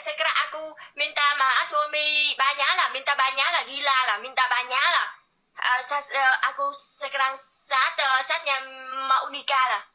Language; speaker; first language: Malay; non-native, learner; Vietnamese